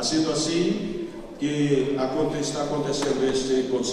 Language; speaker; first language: Spanish; native; Spanish